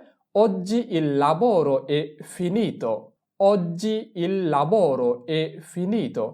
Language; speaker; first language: Italian; non-native, fluent; Bangla